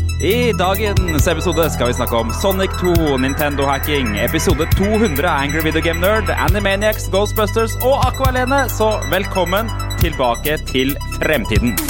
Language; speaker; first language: Norwegian; native; Norwegian